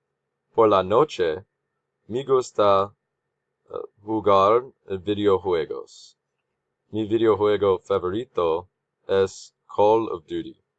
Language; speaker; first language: Spanish; non-native, learner; English